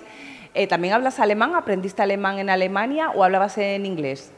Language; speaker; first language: Spanish; native; Spanish